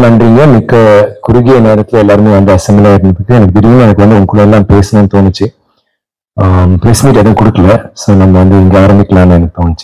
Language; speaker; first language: Tamil; native; Tamil